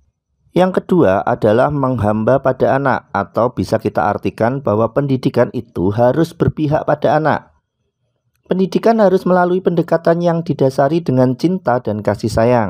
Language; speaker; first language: Indonesian; non-native, local second language; Javanese